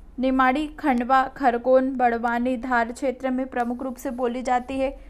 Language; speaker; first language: Hindi; native; Hindi